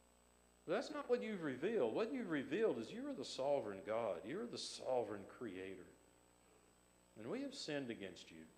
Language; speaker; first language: English; native; English